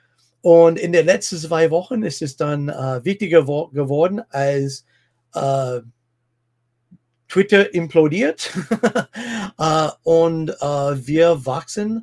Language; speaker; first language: German; non-native, fluent; English